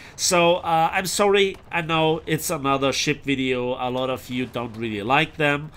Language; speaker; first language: English; non-native, fluent; German